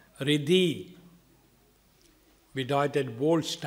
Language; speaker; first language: German; non-native, fluent; Hindi